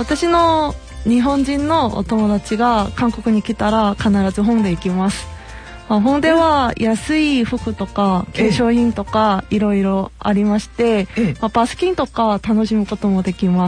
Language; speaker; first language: Japanese; non-native, fluent; Korean